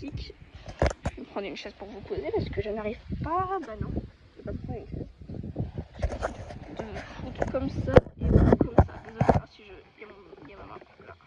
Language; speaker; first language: French; native; French